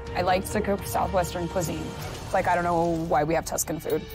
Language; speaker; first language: English; native; English